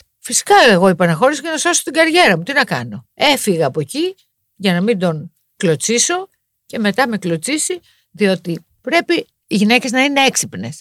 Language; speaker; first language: Greek; native; Greek